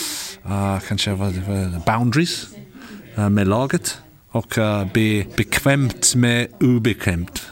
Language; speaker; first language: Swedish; non-native, learner; English